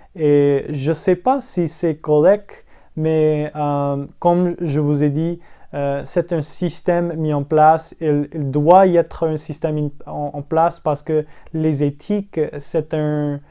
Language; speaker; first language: French; non-native, learner; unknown